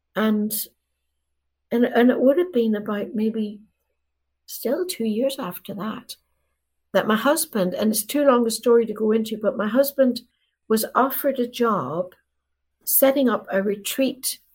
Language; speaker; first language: English; native; English